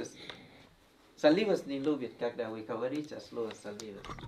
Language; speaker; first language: Russian; non-native, learner; Thai